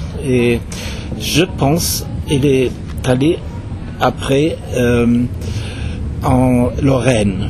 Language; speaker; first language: French; non-native, fluent; German